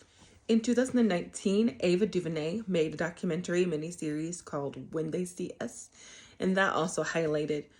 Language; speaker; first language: English; native; English